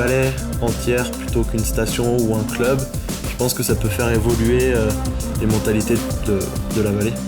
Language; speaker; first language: French; native; French